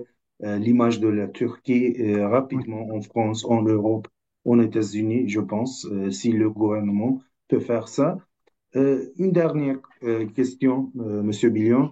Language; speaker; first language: French; non-native, fluent; Turkish